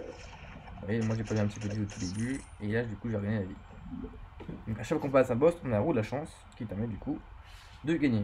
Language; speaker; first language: French; native; French